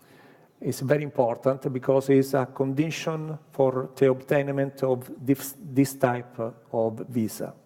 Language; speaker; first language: English; non-native, learner; Italian